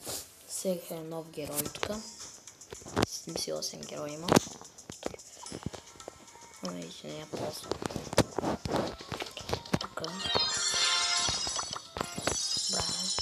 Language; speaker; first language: Bulgarian; non-native, local second language; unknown